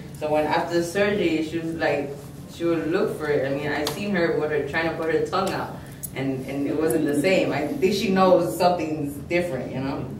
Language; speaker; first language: English; early bilingual, other home language; Spanish